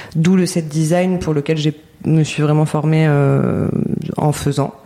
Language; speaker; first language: French; native; French